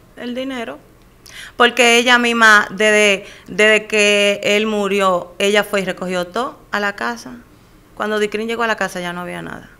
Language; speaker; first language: Spanish; native; Spanish